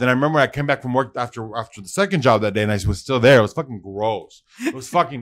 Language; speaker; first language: English; early bilingual, other home language; Spanish